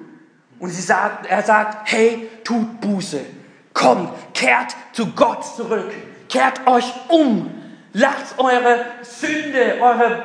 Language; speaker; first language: German; non-native, fluent; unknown